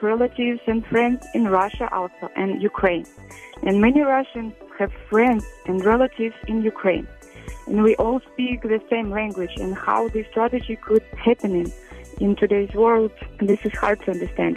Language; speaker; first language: English; non-native, fluent; Russian